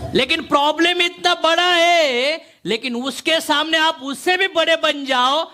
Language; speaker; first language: Hindi; non-native, local second language; Marathi